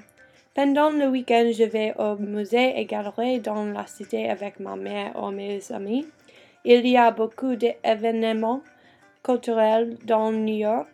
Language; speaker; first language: French; non-native, learner; English